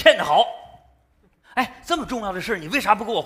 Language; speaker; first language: Chinese; native; Chinese